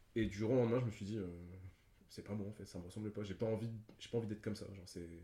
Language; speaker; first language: French; native; French